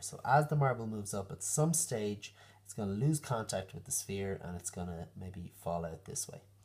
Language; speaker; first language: English; native; English